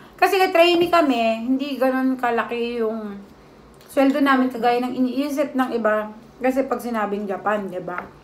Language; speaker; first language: Filipino; native; Filipino